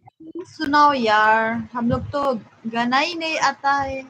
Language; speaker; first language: Hindi; non-native, local second language; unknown